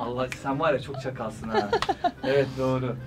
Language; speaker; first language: Turkish; native; Turkish